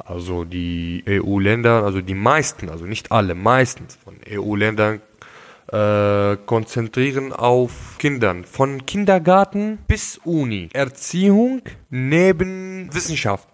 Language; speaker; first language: German; non-native, local second language; Arabic